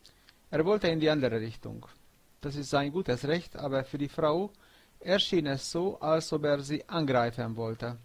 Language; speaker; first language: German; non-native, fluent; Hungarian